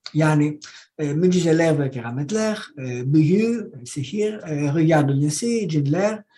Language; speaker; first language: Turkish; non-native, learner; Greek